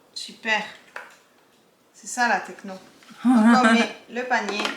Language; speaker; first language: French; native; French